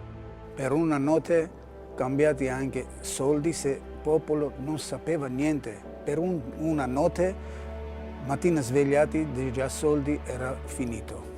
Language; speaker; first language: Italian; non-native, learner; Armenian